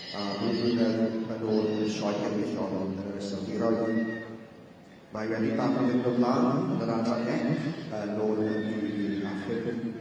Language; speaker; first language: Welsh; native; Welsh